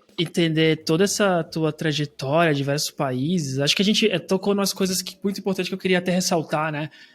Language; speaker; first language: Portuguese; native; Portuguese